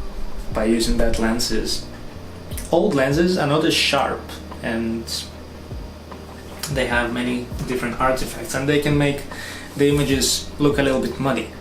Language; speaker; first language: English; non-native, fluent; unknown